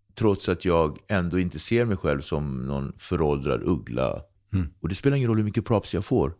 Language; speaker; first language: Swedish; early bilingual, other home language; Kabuverdianu